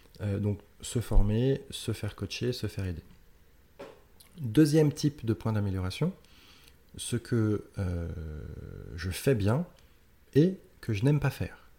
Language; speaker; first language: French; native; French